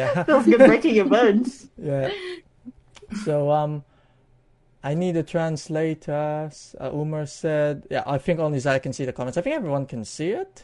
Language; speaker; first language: English; non-native, local second language; Pampanga